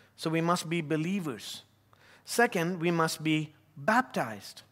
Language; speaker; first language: English; non-native, local second language; Tamil